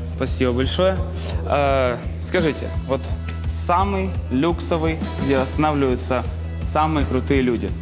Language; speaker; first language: Russian; native; Russian